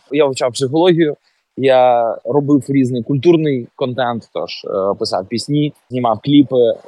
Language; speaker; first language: Ukrainian; native; Ukrainian